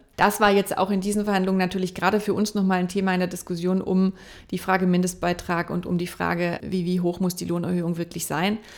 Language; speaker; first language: German; native; German